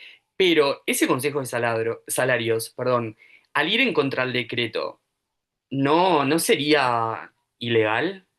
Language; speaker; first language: Spanish; native; Spanish